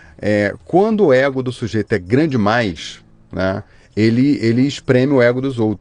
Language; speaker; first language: Portuguese; native; Portuguese